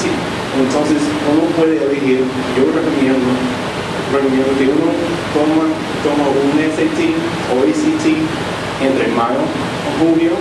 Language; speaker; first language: Spanish; non-native, fluent; English